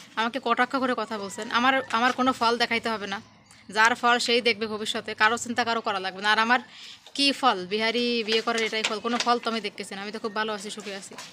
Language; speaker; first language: Bangla; native; Bangla